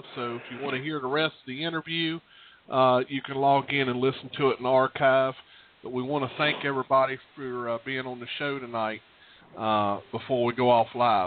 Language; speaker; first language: English; native; English